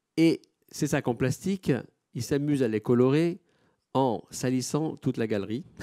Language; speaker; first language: French; non-native, fluent; Italian